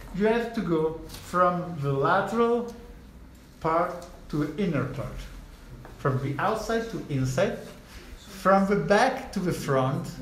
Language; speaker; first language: English; non-native, fluent; Italian